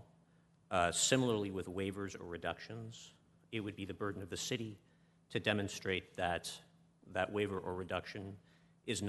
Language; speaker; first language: English; native; English